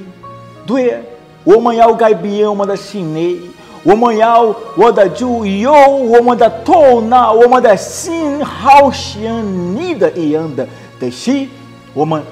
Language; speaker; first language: Chinese; non-native, learner; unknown